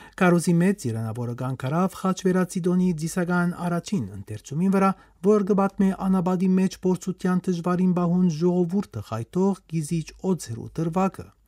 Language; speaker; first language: Armenian; early bilingual, heritage; Armenian